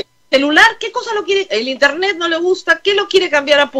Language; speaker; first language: Spanish; native; Spanish